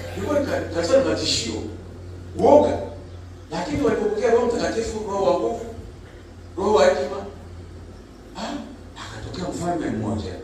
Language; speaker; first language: Swahili; native; Swahili